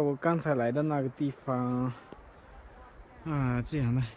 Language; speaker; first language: Chinese; non-native, learner; Tibetan